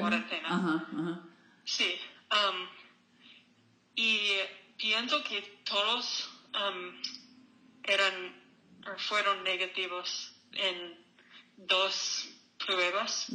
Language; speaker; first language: Spanish; non-native, learner; English